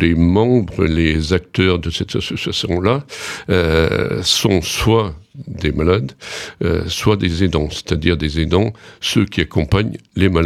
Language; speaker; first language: French; native; French